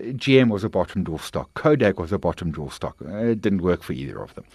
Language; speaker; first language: English; native; English